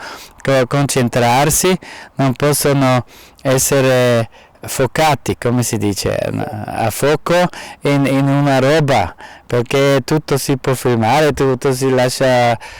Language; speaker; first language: Italian; non-native, fluent; German